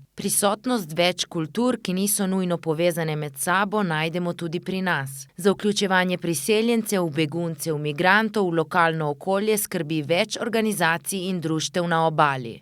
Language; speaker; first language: Slovenian; native; Slovenian